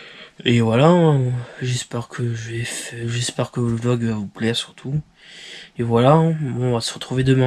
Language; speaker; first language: French; native; French